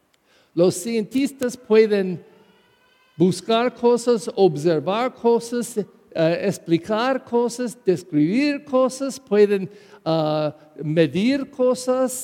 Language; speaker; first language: Spanish; non-native, fluent; English